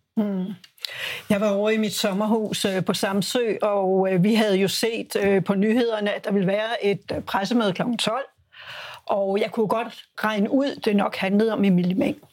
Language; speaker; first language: Danish; native; Danish